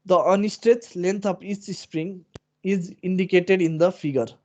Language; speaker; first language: English; non-native, local second language; Nepali